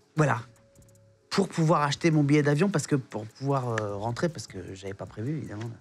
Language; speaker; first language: French; native; French